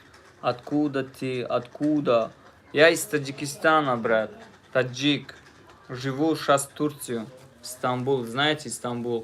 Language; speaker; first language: Russian; non-native, learner; Tajik